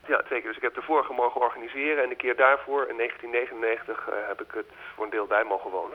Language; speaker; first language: Dutch; native; Dutch